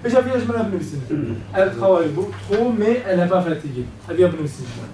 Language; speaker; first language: French; non-native, learner; Kurdish